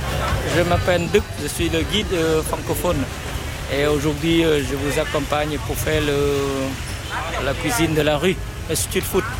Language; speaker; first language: French; non-native, fluent; Vietnamese